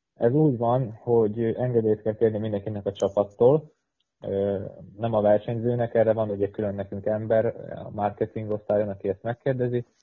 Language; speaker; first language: Hungarian; native; Hungarian